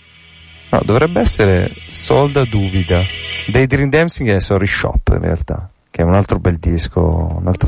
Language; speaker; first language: Italian; native; Italian